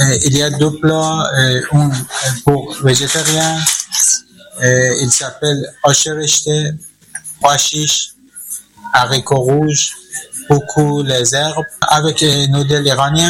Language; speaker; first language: French; non-native, learner; Persian